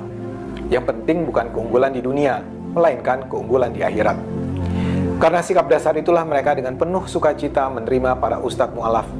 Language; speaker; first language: Indonesian; native; Indonesian